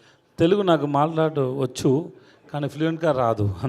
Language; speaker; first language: Telugu; non-native, learner; Tamil